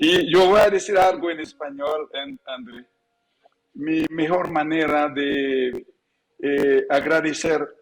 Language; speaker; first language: Spanish; non-native, learner; Haitian Creole